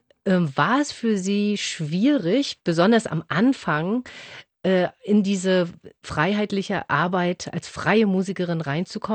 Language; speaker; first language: German; native; German